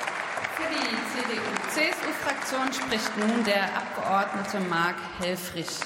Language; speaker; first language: German; native; German